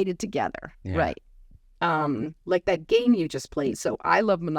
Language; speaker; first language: English; native; English